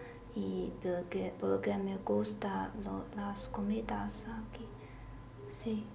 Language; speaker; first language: Spanish; non-native, learner; Chinese